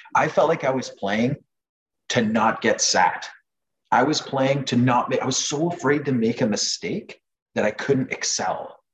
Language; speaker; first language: English; non-native, fluent; French